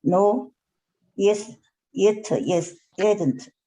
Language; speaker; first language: English; non-native, learner; Chinese